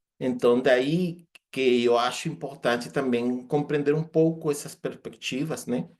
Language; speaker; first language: Portuguese; non-native, fluent; Spanish